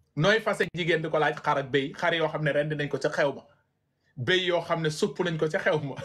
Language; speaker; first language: Wolof; non-native, local second language; Fula